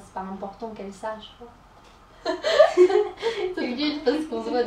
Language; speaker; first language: French; native; French